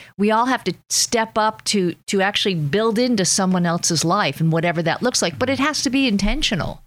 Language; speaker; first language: English; native; English